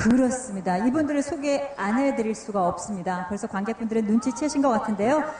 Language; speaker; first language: Korean; native; Korean